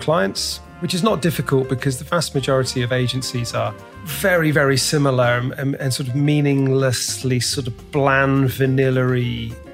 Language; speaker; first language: English; native; English